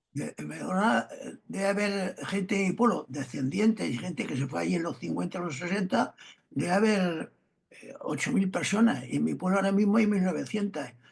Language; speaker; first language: Spanish; native; Spanish